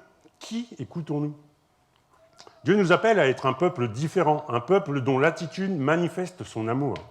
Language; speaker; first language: French; native; French